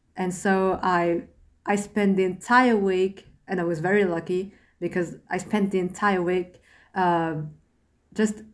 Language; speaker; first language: English; non-native, fluent; French